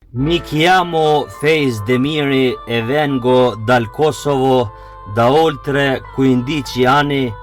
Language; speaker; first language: Italian; non-native, fluent; Albanian